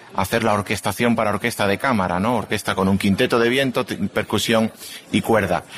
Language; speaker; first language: Spanish; native; Spanish